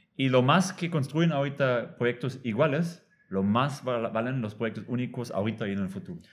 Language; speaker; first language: Spanish; non-native, fluent; German